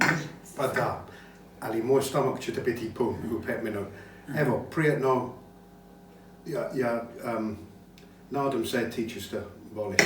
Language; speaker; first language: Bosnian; non-native, learner; English